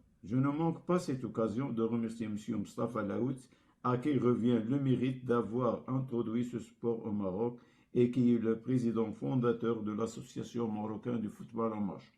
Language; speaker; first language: French; non-native, local second language; Arabic